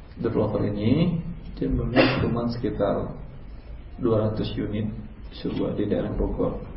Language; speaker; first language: Indonesian; non-native, local second language; Minangkabau